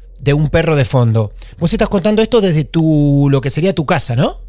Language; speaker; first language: Spanish; native; Spanish